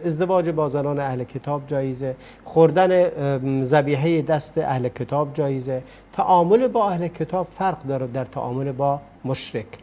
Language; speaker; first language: Persian; native; Persian